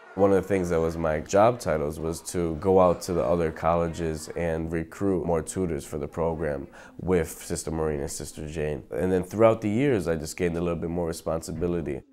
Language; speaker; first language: English; native; English